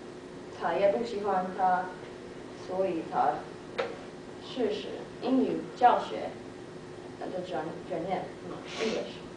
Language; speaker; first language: Chinese; non-native, learner; English